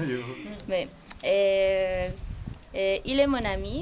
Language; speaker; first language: French; non-native, fluent; Spanish